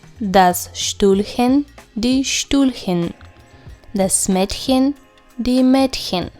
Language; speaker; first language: German; non-native, fluent; Ukrainian